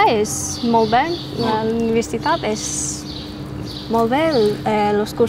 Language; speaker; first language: Catalan; non-native, learner; English